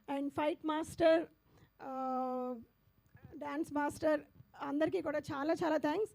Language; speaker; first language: Telugu; native; Telugu